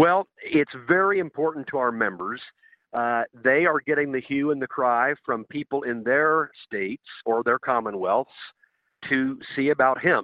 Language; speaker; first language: English; native; English